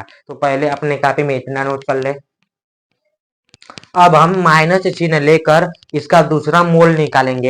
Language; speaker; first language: Hindi; native; Hindi